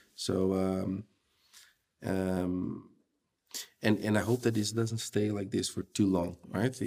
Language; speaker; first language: English; non-native, fluent; Portuguese